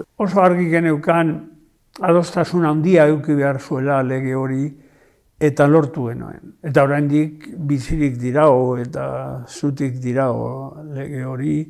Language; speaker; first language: Basque; non-native, local second language; Spanish